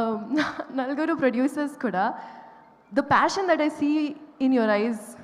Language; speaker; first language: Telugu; non-native, local second language; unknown